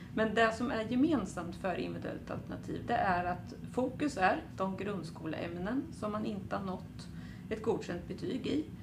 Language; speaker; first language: Swedish; native; Swedish